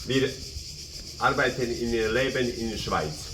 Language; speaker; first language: German; non-native, learner; Croatian